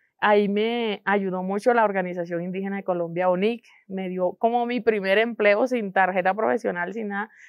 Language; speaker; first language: Spanish; non-native, local second language; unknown